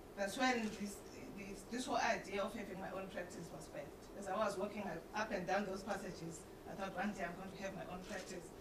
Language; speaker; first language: English; non-native, local second language; Xhosa